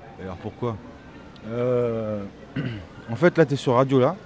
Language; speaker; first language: French; native; French